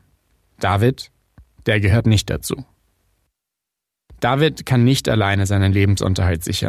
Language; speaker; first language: German; native; German